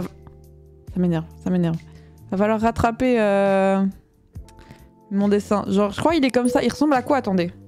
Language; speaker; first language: French; native; French